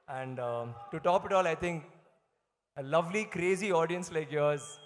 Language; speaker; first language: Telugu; non-native, learner; Tamil